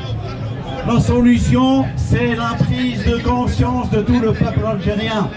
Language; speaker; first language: French; non-native, local second language; Arabic